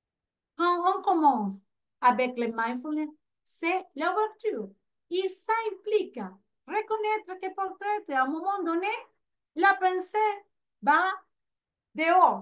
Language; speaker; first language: French; non-native, fluent; Spanish